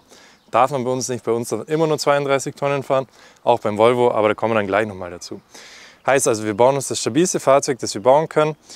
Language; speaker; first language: German; native; German